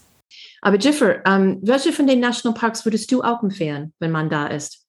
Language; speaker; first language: German; non-native, fluent; English